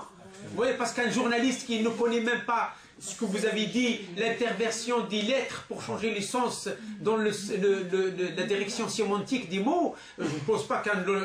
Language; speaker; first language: French; non-native, local second language; Arabic